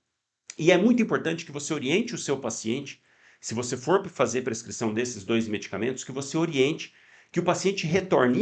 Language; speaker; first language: Portuguese; native; Portuguese